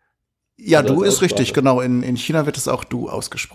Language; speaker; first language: German; native; German